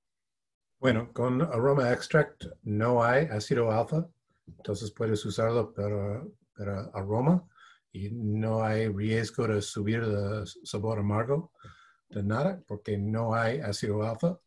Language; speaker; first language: Spanish; non-native, fluent; English